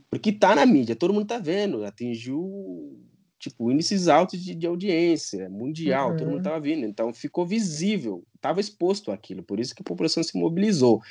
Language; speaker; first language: Portuguese; non-native, local second language; Upper Guinea Crioulo